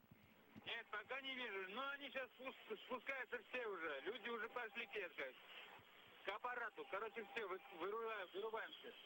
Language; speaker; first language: Russian; native; Russian